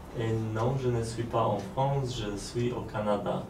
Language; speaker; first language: French; non-native, learner; Polish